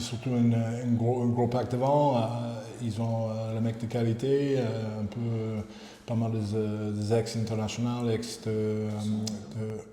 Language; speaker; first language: French; non-native, fluent; English